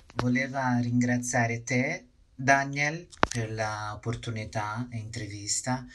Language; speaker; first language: Italian; non-native, fluent; Portuguese